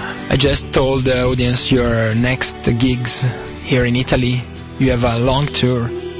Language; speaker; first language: English; non-native, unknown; Italian